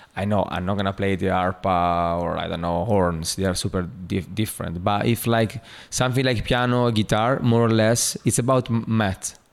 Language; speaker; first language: English; non-native, fluent; Italian